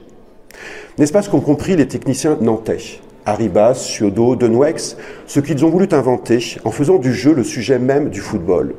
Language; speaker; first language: French; native; French